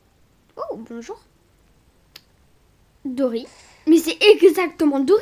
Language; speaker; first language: French; native; French